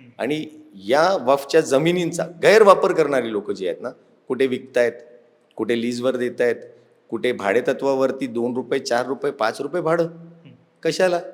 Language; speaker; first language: Marathi; non-native, local second language; Urdu